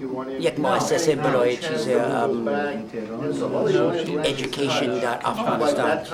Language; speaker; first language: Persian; non-native, learner; English